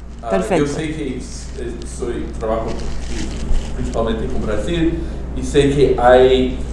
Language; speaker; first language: Spanish; non-native, fluent; Portuguese